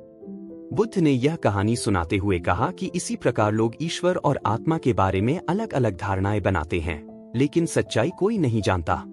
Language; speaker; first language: Hindi; native; Hindi